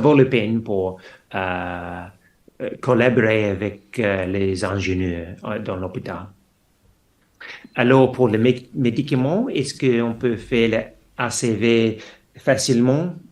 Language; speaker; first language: French; non-native, fluent; English